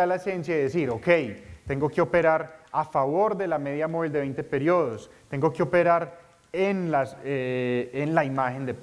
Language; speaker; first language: Spanish; native; Spanish